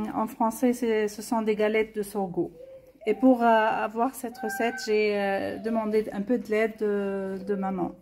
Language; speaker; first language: French; non-native, local second language; Arabic